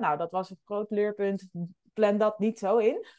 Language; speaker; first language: Dutch; native; Dutch